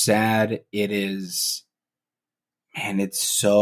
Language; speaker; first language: English; native; English